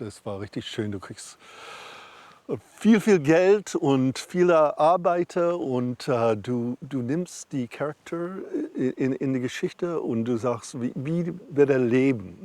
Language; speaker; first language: German; early bilingual, heritage; English